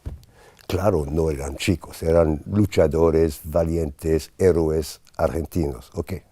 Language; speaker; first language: Spanish; non-native, fluent; English